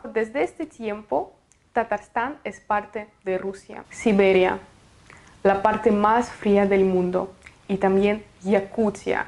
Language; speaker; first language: Spanish; non-native, fluent; Russian